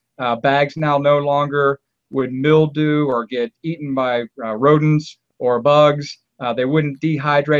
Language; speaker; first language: English; native; English